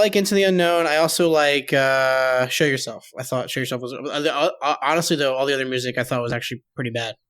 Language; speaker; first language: English; native; English